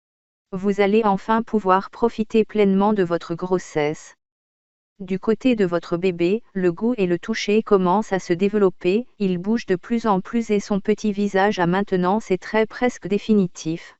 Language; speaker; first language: French; native; French